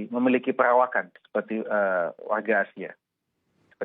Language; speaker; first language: Indonesian; native; Indonesian